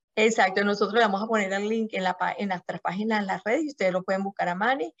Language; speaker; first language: Spanish; native; Spanish